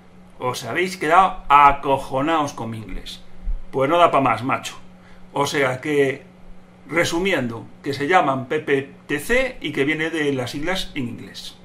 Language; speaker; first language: Spanish; native; Spanish